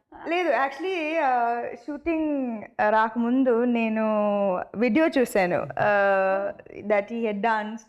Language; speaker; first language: Telugu; non-native, fluent; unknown